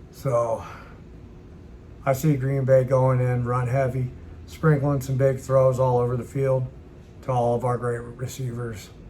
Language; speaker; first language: English; native; English